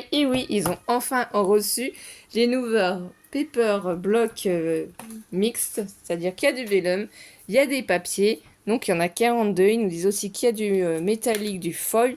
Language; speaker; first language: French; native; French